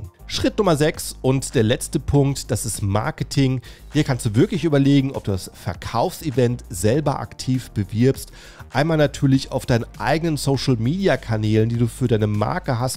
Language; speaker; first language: German; native; German